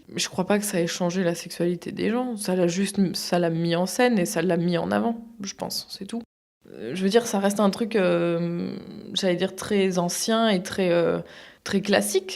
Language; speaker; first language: French; native; French